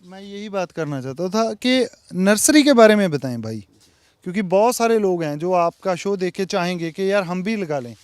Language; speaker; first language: Hindi; non-native, local second language; Punjabi